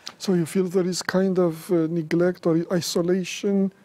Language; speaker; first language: English; non-native, fluent; Romanian